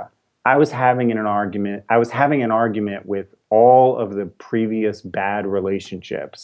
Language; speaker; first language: English; native; English